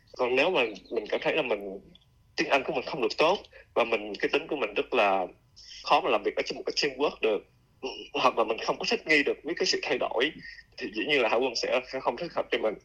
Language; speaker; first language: Vietnamese; native; Vietnamese